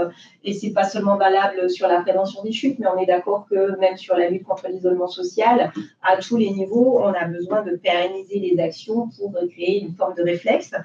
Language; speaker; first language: French; native; French